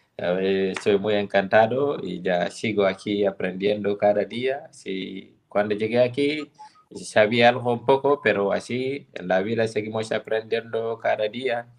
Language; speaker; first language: Spanish; non-native, fluent; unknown